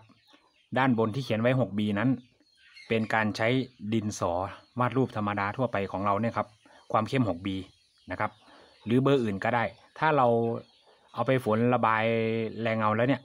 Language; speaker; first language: Thai; native; Thai